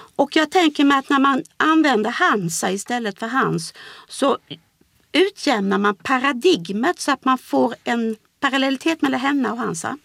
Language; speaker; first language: Swedish; native; Swedish